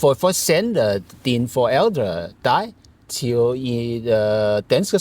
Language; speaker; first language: Danish; non-native, learner; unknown